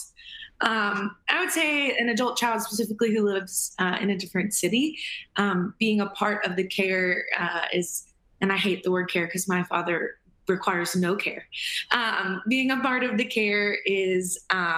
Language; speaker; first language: English; native; English